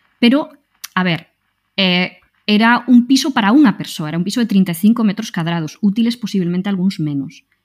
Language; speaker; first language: Galician; non-native, local second language; Spanish